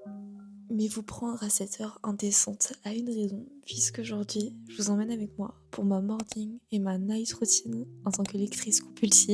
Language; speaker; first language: French; native; French